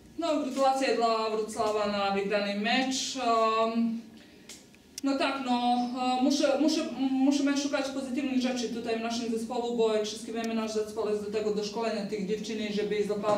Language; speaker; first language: Polish; non-native, fluent; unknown